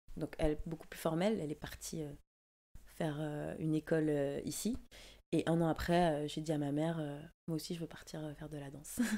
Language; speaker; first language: French; native; French